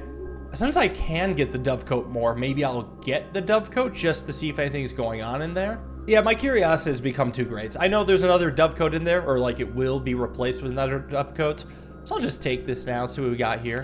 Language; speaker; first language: English; native; English